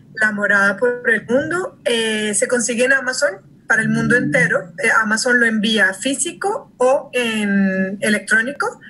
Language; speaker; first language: Spanish; early bilingual, heritage; Spanish